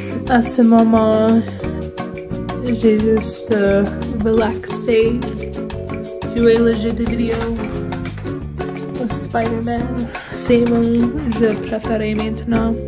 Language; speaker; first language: French; non-native, local second language; English